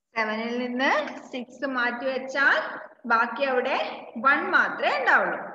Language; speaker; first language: English; non-native, local second language; Malayalam